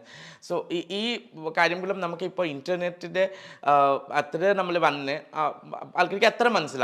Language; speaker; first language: Malayalam; non-native, local second language; Assamese